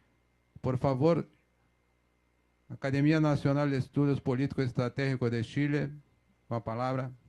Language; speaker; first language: Spanish; non-native, fluent; Portuguese